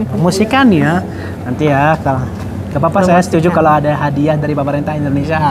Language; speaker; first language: Indonesian; non-native, fluent; Arabic